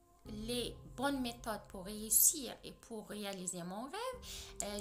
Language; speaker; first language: French; non-native, local second language; Arabic